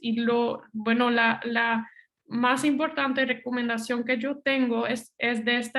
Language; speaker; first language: Spanish; non-native, fluent; Dutch